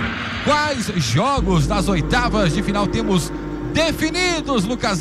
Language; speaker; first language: Portuguese; native; Portuguese